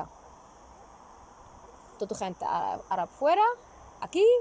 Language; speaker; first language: Spanish; non-native, learner; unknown